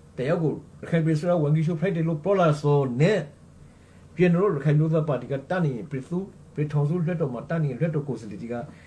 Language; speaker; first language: Burmese; native; Burmese